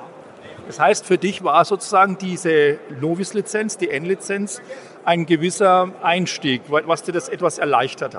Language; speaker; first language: German; native; German